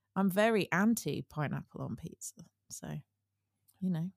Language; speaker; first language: English; early bilingual, other home language; Italian